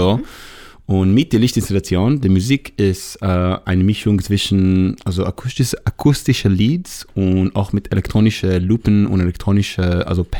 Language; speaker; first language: German; non-native, learner; Hebrew